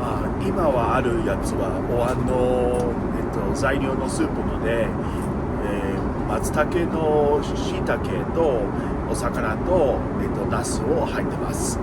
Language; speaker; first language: Japanese; non-native, learner; English